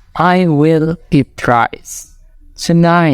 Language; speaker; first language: English; non-native, fluent; Indonesian